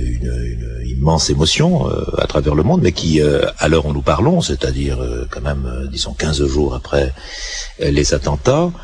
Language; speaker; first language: French; native; French